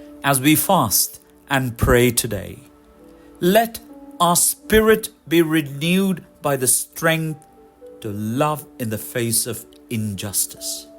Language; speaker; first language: English; non-native, local second language; Malayalam